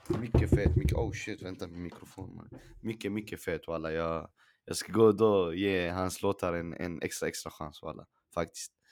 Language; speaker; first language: Swedish; early bilingual, other home language; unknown